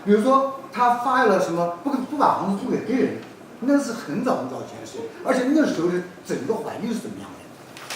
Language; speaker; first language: Chinese; native; Chinese